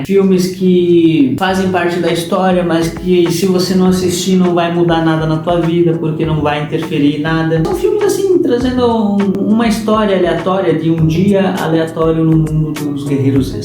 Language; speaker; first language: Portuguese; native; Portuguese